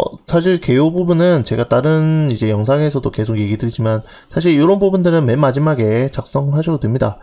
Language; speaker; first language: Korean; native; Korean